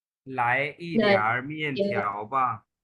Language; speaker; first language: Chinese; non-native, fluent; Urdu